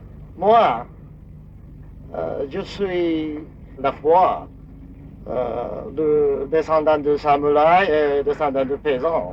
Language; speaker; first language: French; non-native, fluent; Japanese